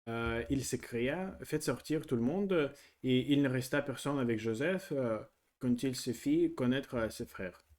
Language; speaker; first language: French; non-native, learner; Russian